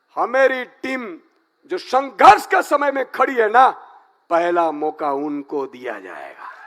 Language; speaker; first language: Hindi; non-native, local second language; Gujarati